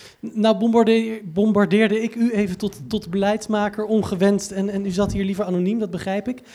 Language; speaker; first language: Dutch; native; Dutch